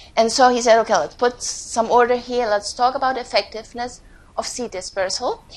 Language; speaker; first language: English; non-native, fluent; Spanish